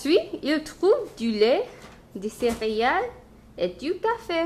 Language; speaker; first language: French; non-native, learner; English